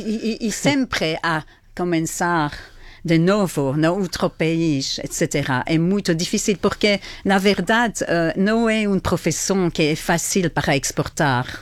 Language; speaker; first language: Portuguese; non-native, learner; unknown